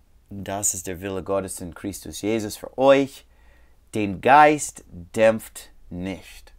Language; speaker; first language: German; non-native, learner; English